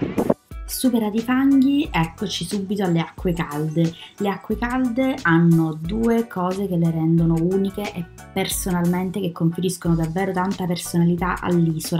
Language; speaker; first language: Italian; native; Italian